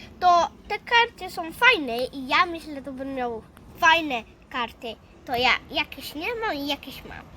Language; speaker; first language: Polish; early bilingual, heritage; Polish